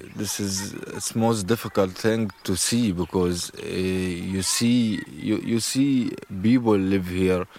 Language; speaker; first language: English; non-native, learner; Arabic